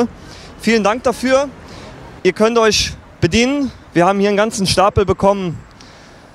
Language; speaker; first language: German; native; German